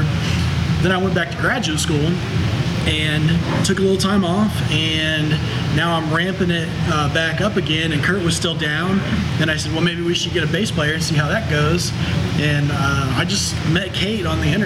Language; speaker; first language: English; native; English